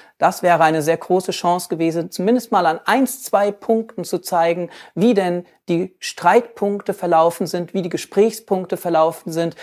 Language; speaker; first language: German; native; German